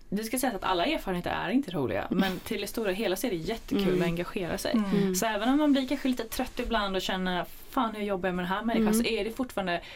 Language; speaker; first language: Swedish; native; Swedish